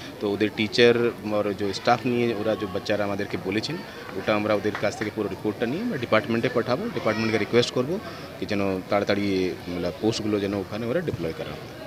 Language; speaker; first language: Bangla; non-native, local second language; Hindi